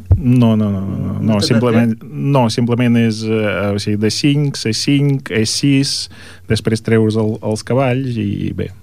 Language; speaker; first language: Catalan; non-native, fluent; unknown